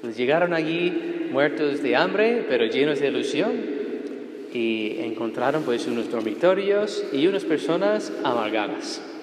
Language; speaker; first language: Spanish; non-native, fluent; English